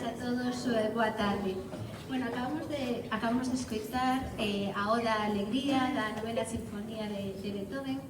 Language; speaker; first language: Galician; non-native, local second language; Spanish